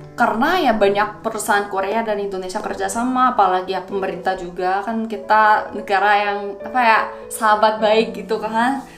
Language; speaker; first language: Indonesian; non-native, fluent; Korean